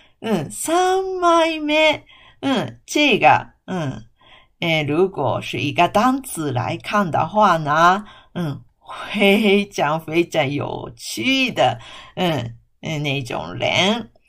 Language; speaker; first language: Chinese; non-native, fluent; Japanese